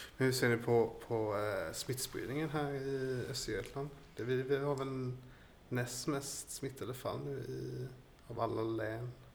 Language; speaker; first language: Swedish; native; Swedish